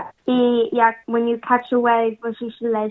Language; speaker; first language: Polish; early bilingual, heritage; English